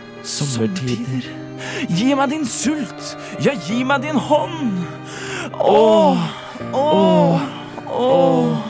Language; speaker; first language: Norwegian; native; Norwegian